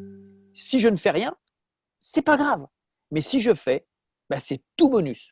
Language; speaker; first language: French; native; French